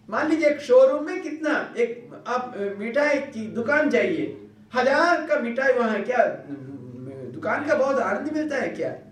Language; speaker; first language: Hindi; non-native, local second language; Bangla